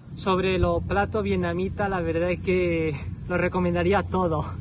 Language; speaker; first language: Spanish; native; Spanish